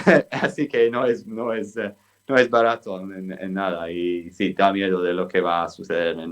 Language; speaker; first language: Spanish; non-native, fluent; English